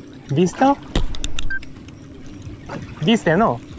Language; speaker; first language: Spanish; non-native, learner; Japanese